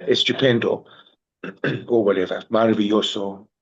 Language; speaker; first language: Spanish; non-native, learner; English